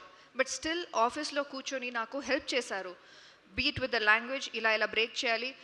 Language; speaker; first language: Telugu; non-native, fluent; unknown